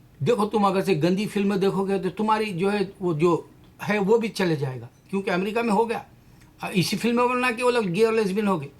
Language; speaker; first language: Urdu; native; Urdu